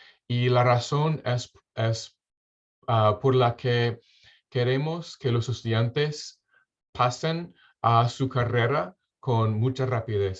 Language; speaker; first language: Spanish; non-native, fluent; English